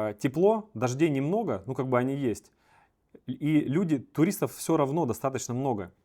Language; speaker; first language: Russian; native; Russian